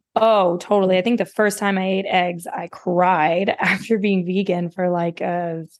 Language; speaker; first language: English; native; English